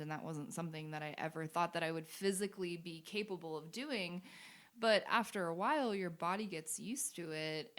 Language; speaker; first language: English; native; English